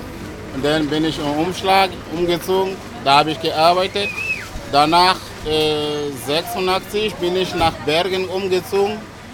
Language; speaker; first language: German; non-native, learner; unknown